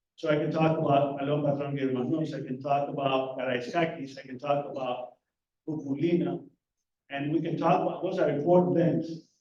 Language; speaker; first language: English; non-native, fluent; Greek